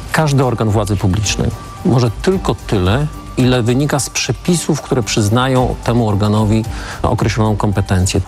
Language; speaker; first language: Polish; native; Polish